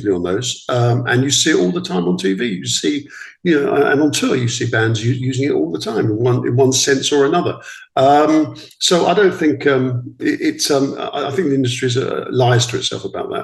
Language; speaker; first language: English; native; English